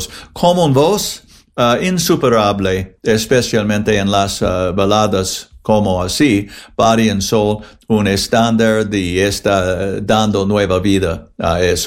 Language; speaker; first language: Spanish; non-native, fluent; English